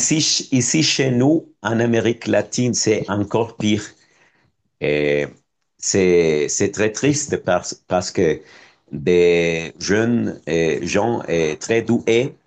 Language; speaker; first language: French; non-native, fluent; Spanish